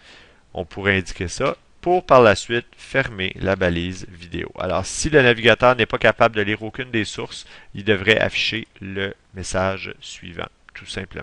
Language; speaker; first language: French; native; French